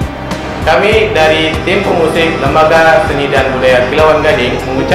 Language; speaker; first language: Indonesian; native; Indonesian